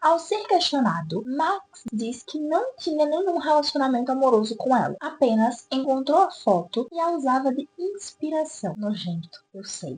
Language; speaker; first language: Portuguese; native; Portuguese